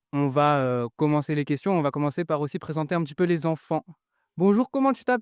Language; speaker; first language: French; native; French